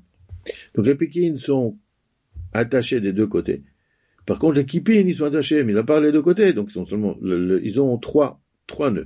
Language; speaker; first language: French; native; French